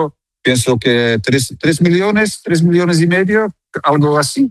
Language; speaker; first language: Spanish; non-native, learner; Dutch